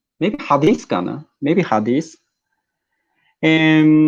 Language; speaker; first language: English; non-native, learner; Japanese